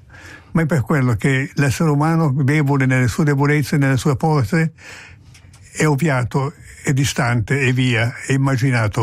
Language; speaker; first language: Italian; native; Italian